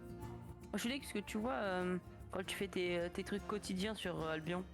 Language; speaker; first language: French; native; French